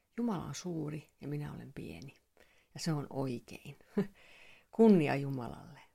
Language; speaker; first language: Finnish; non-native, local second language; Swedish